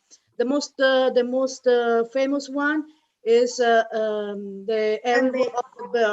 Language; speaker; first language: English; non-native, fluent; Italian